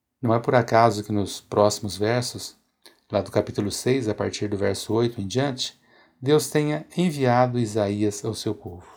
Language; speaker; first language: Portuguese; native; Portuguese